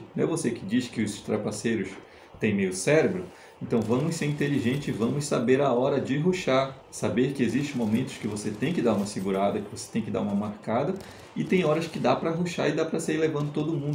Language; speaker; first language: Portuguese; native; Portuguese